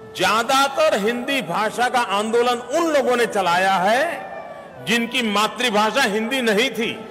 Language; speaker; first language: Hindi; non-native, local second language; Gujarati